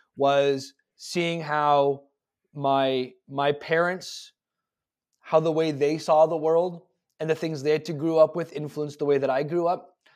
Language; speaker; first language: English; native; English